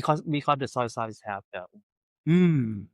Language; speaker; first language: English; non-native, learner; Thai